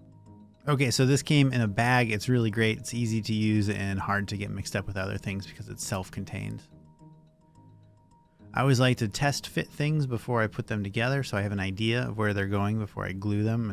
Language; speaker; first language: English; native; English